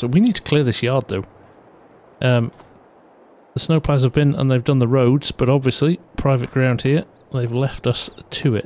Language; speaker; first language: English; native; English